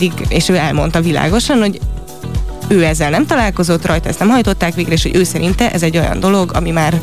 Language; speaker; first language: Hungarian; native; Hungarian